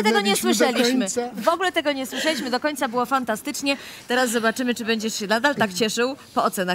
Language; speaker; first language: Polish; native; Polish